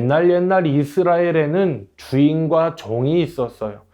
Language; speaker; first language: Korean; native; Korean